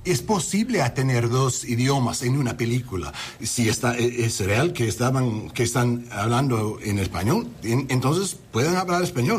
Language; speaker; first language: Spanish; non-native, learner; English